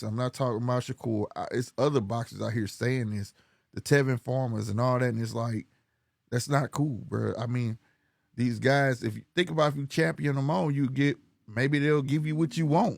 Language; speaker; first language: English; native; English